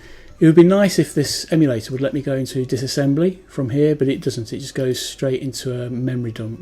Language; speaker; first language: English; native; English